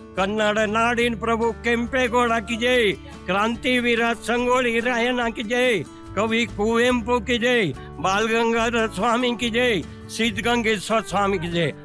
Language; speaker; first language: Kannada; non-native, local second language; Gujarati